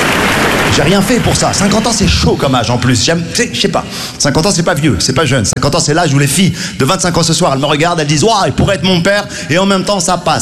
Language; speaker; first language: French; native; French